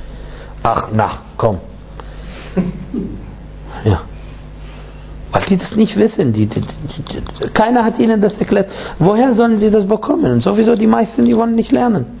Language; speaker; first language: German; non-native, fluent; Arabic